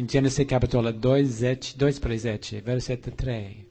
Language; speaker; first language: Romanian; non-native, learner; English